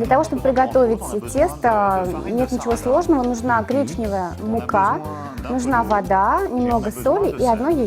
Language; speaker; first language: Russian; native; Russian